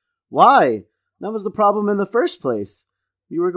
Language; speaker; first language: English; native; English